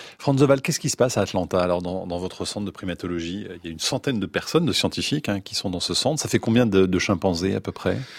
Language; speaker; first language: French; native; French